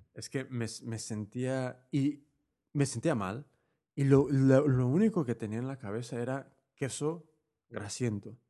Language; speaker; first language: Spanish; native; Spanish